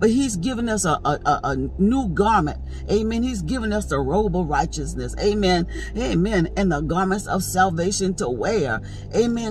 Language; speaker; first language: English; native; English